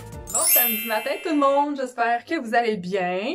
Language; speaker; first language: French; native; French